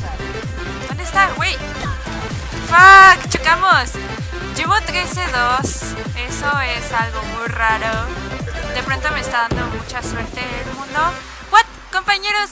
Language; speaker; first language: Spanish; native; Spanish